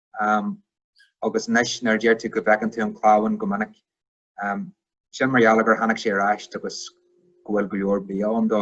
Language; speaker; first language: Irish; non-native, local second language; English